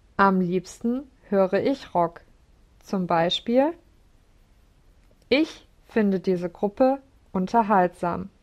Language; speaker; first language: German; non-native, learner; English